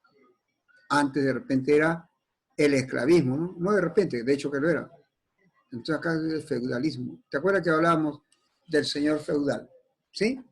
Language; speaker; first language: Spanish; native; Spanish